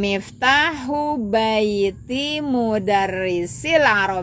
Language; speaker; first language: Arabic; non-native, fluent; Indonesian